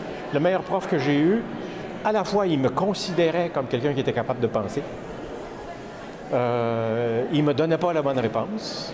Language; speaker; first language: French; native; French